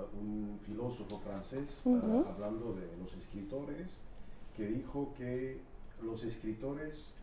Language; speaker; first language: Spanish; non-native, fluent; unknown